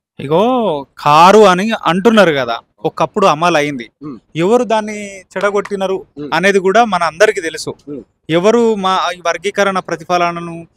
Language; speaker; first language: Telugu; native; Telugu